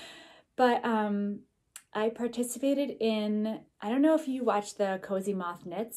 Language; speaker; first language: English; native; English